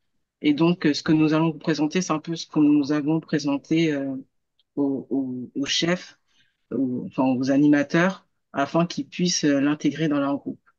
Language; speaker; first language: French; native; French